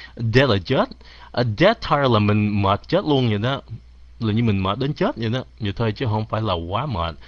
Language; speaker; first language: Vietnamese; early bilingual, heritage; Vietnamese